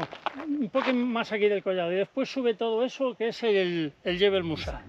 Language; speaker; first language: Spanish; native; Spanish